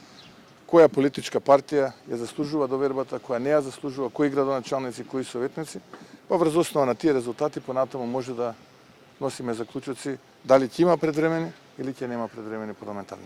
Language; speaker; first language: Macedonian; native; Macedonian